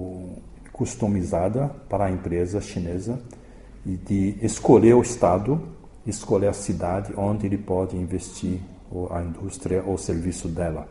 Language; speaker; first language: Portuguese; early bilingual, other home language; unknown